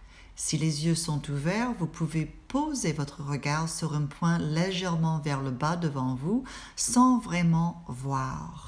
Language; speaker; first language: French; non-native, fluent; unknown